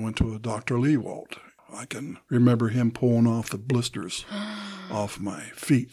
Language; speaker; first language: English; native; English